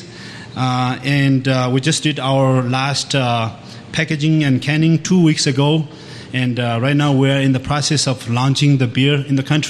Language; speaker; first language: English; non-native, local second language; Sherpa